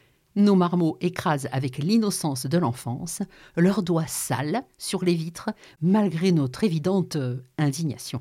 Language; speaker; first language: French; native; French